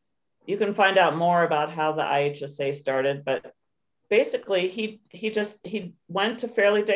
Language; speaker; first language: English; native; English